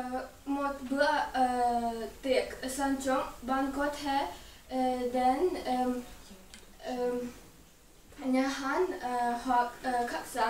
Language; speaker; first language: Vietnamese; non-native, learner; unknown